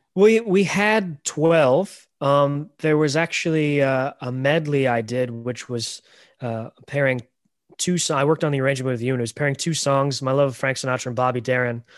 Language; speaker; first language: English; native; English